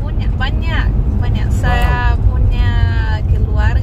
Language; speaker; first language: Indonesian; non-native, learner; Portuguese